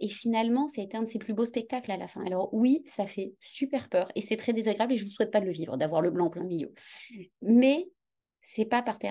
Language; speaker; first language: French; native; French